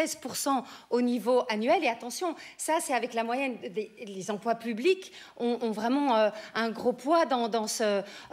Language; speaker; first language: French; native; French